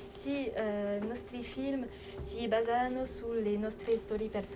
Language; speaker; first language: Italian; non-native, learner; French